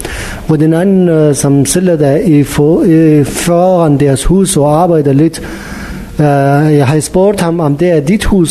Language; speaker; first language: Danish; non-native, learner; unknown